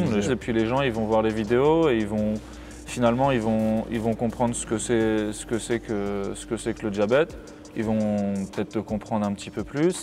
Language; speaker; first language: French; native; French